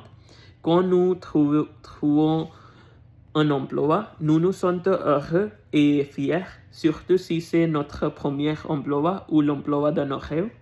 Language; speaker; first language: French; non-native, learner; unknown